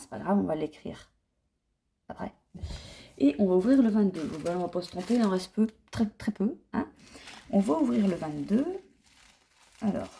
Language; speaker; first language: French; native; French